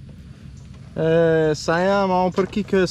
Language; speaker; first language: Indonesian; non-native, learner; Danish